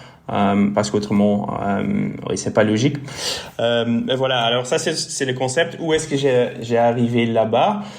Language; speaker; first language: French; non-native, local second language; Dutch